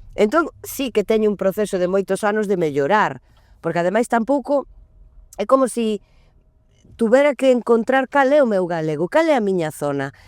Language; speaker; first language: Galician; non-native, local second language; Spanish